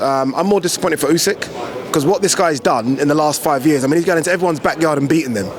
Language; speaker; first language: English; native; English